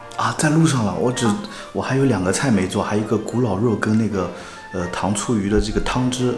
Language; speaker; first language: Chinese; native; Chinese